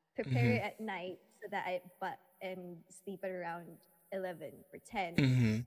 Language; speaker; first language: English; non-native, local second language; Filipino